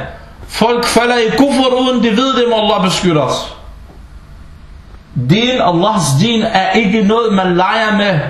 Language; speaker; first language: Danish; early bilingual, other home language; Arabic